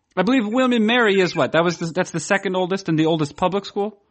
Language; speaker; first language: English; native; English